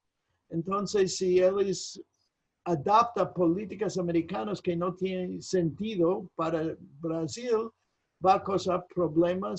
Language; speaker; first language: Spanish; non-native, fluent; English